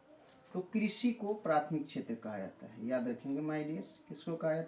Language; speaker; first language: Hindi; native; Hindi